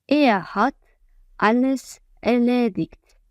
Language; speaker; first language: German; non-native, fluent; Azerbaijani